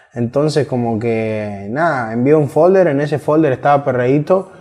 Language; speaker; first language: Spanish; native; Spanish